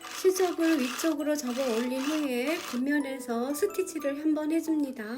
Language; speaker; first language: Korean; native; Korean